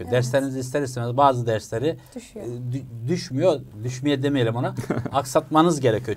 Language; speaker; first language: Turkish; native; Turkish